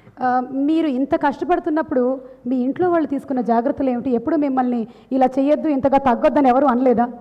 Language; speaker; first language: Telugu; native; Telugu